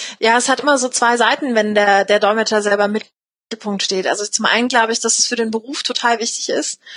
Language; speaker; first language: German; native; German